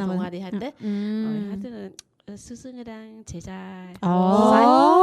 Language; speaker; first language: Korean; non-native, learner; Vietnamese